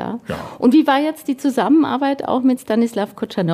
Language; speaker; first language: German; native; German